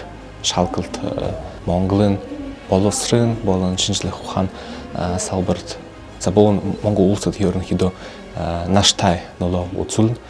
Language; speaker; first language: Mongolian; non-native, learner; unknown